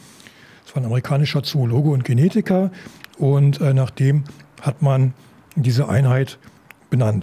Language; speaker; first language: German; native; German